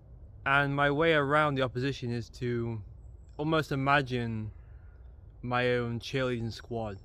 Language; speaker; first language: English; native; English